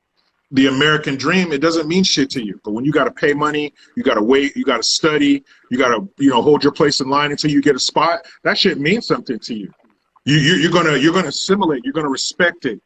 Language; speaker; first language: English; native; English